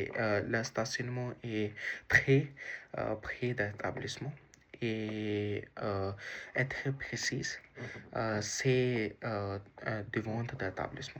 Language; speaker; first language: French; non-native, learner; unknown